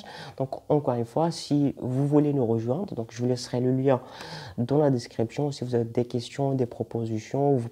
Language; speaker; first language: French; non-native, local second language; Arabic